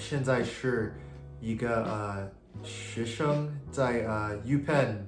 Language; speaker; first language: Chinese; early bilingual, heritage; English